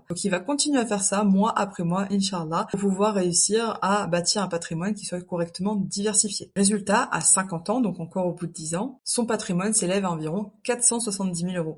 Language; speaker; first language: French; native; French